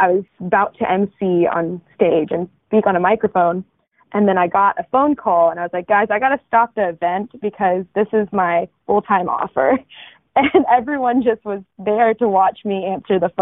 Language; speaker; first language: English; early bilingual, other home language; Bangla